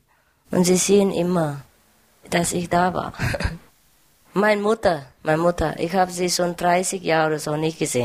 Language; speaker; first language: German; non-native, learner; Vietnamese